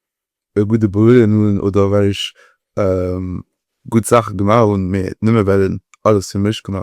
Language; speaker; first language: German; non-native, local second language; Luxembourgish